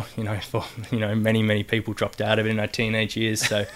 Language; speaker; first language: English; native; English